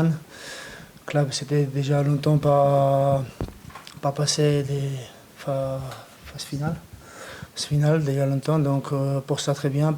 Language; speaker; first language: French; non-native, learner; Georgian